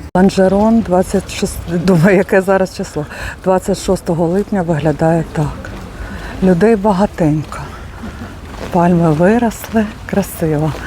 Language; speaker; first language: Ukrainian; native; Ukrainian